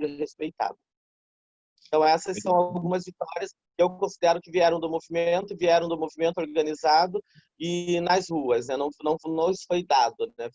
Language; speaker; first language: Portuguese; native; Portuguese